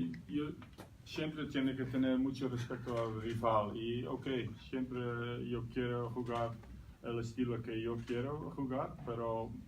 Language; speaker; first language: Spanish; non-native, learner; Dutch